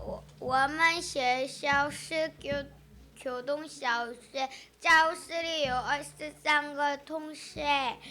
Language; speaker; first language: Chinese; early bilingual, heritage; Chinese